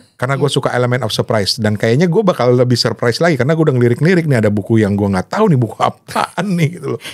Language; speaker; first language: Indonesian; native; Indonesian